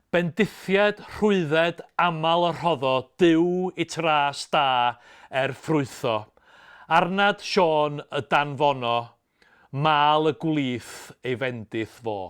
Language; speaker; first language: Welsh; native; Welsh